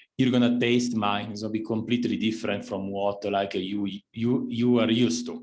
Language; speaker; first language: English; non-native, fluent; Italian